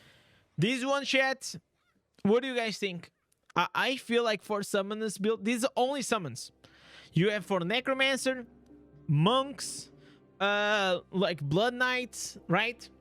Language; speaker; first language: English; non-native, fluent; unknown